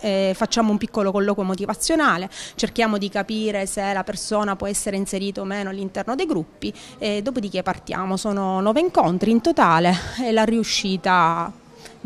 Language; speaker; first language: Italian; native; Italian